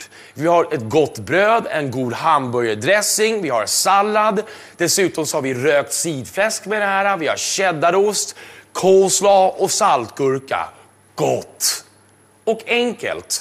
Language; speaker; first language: Swedish; native; Swedish